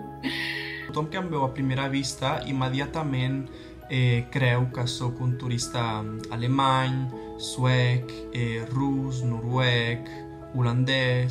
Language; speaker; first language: Catalan; early bilingual, other home language; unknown